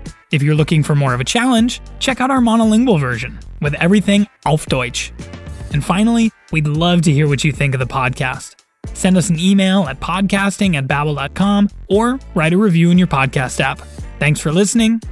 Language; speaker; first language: English; native; English